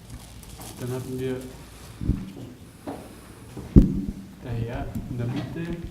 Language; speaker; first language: German; native; German